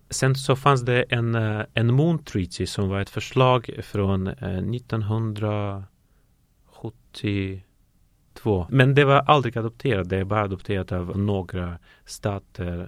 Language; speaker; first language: Swedish; non-native, fluent; Russian